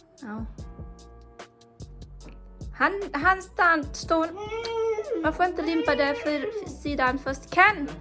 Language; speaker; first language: Swedish; non-native, learner; Thai